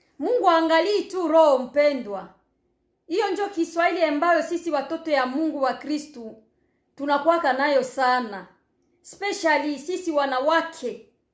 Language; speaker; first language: Swahili; native; Swahili